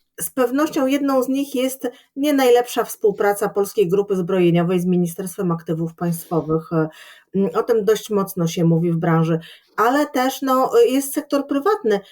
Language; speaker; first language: Polish; native; Polish